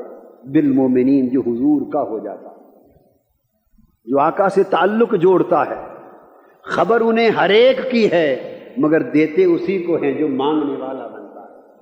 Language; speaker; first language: Urdu; native; Urdu